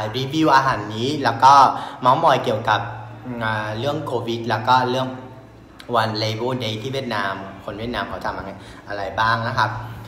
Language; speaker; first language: Thai; non-native, fluent; Vietnamese